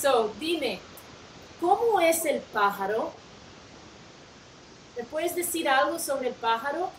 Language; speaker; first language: Spanish; non-native, fluent; English